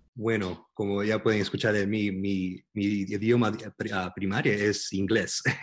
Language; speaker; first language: Spanish; early bilingual, heritage; Spanish